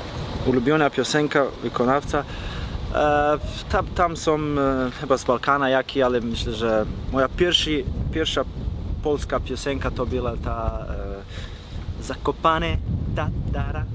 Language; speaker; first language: Polish; non-native, learner; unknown